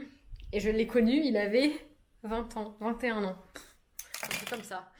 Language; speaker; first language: French; native; French